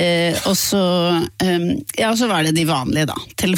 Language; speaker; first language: Norwegian; native; Norwegian